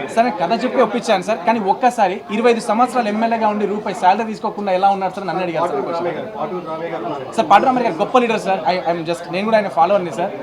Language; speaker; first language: Telugu; native; Telugu